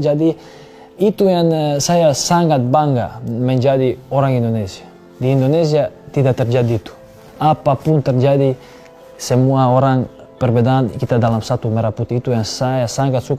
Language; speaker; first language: Indonesian; non-native, fluent; Serbian